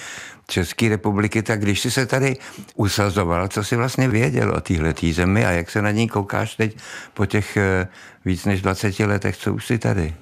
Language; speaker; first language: Czech; native; Czech